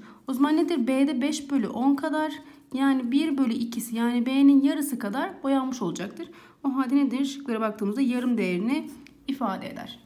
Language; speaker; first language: Turkish; native; Turkish